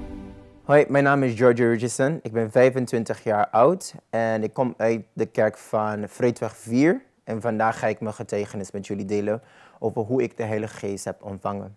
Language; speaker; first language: Dutch; non-native, local second language; Papiamento